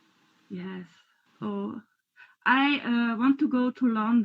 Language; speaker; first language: English; non-native, learner; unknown